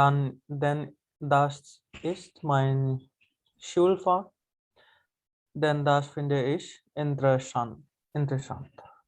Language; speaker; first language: German; non-native, learner; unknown